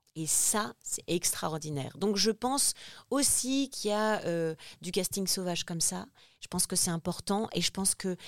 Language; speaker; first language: French; native; French